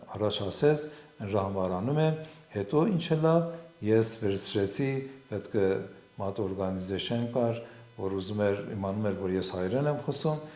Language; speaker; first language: Armenian; non-native, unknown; Assyrian Neo-Aramaic